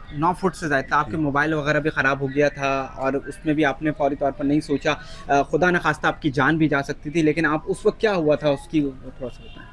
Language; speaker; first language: Urdu; native; Urdu